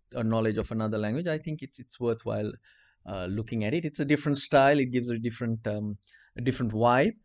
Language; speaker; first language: English; non-native, local second language; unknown